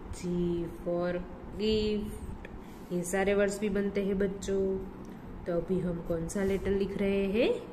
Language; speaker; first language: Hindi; non-native, local second language; Gujarati